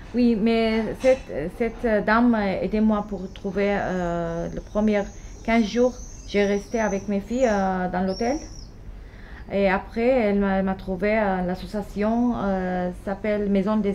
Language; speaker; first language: French; non-native, learner; Arabic